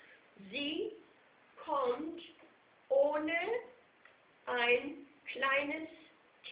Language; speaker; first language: German; non-native, fluent; English